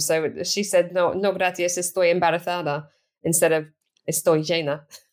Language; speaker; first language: Spanish; non-native, learner; English